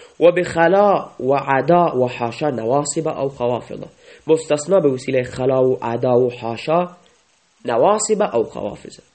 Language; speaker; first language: Persian; native; Persian